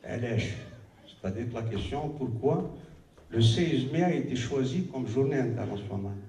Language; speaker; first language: French; non-native, local second language; Arabic